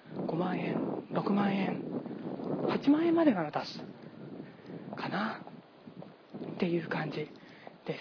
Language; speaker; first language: Japanese; native; Japanese